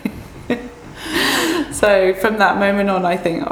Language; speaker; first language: English; native; English